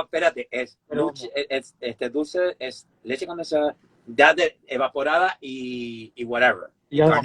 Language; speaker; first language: Spanish; native; Spanish